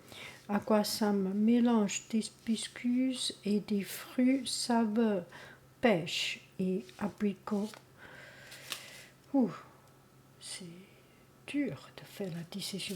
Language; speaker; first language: French; non-native, learner; Chinese